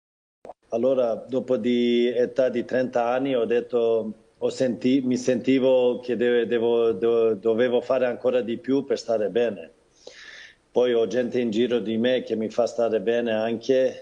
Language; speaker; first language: Italian; non-native, fluent; Swedish